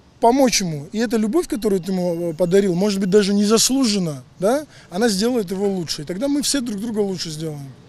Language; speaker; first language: Russian; non-native, local second language; Georgian